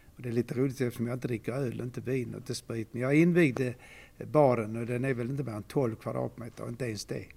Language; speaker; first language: Swedish; native; Swedish